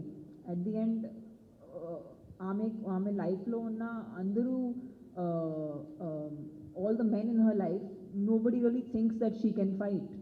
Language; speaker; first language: Telugu; non-native, fluent; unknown